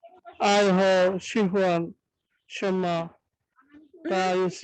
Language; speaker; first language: Chinese; non-native, learner; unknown